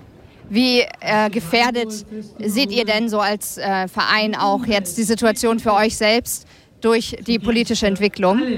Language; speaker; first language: German; native; German